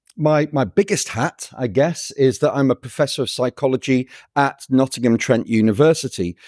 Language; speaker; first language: English; native; English